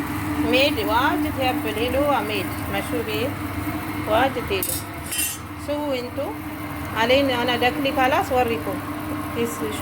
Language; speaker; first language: Arabic; non-native, learner; Amharic